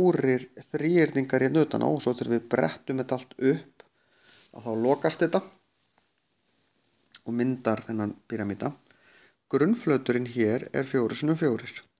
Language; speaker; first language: Icelandic; native; Icelandic